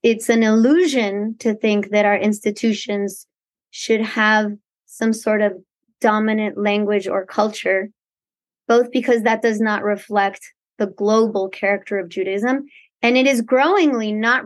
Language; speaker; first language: English; early bilingual, other home language; Spanish